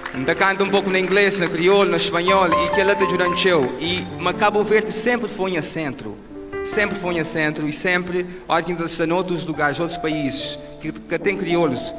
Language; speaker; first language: Portuguese; non-native, local second language; Kabuverdianu